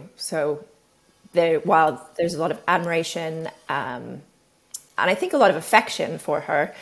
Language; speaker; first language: English; native; English